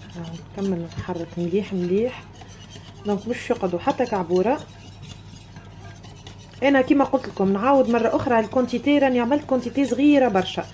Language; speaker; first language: Arabic; native; Arabic